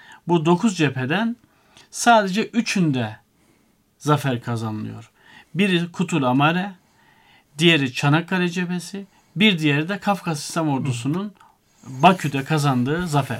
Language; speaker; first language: Turkish; native; Turkish